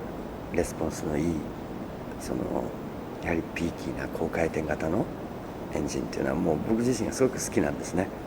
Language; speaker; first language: Japanese; native; Japanese